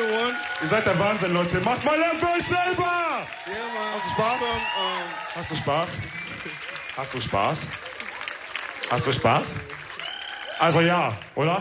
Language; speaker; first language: German; early bilingual, other home language; Wolof